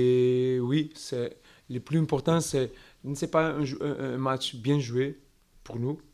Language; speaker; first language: French; non-native, learner; Portuguese